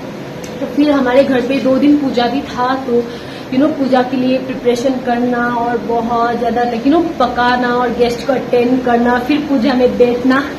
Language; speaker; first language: Hindi; non-native, local second language; Nepali